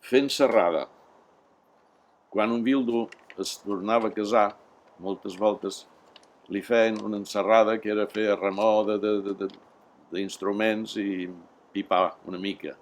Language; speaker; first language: Catalan; native; Catalan